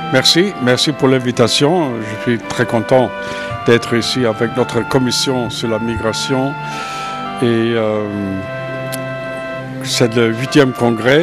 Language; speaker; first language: French; non-native, fluent; German